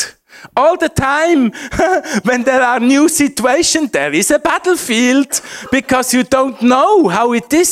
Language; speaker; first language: English; non-native, fluent; Swiss German